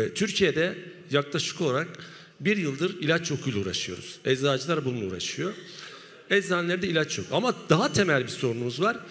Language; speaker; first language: Turkish; native; Turkish